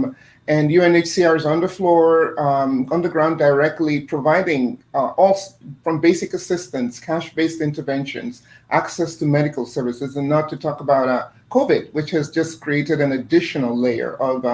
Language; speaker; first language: English; non-native, fluent; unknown